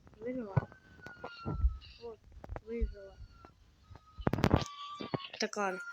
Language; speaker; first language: Russian; non-native, local second language; Ukrainian